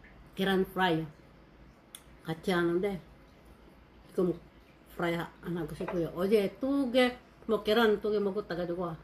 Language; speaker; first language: Korean; non-native, fluent; Iloko